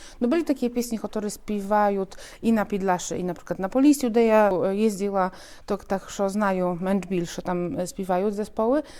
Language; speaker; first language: Polish; non-native, local second language; Ukrainian